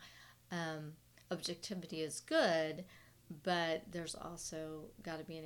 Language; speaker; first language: English; native; English